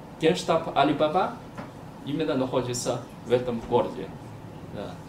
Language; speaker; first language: Russian; non-native, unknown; Chinese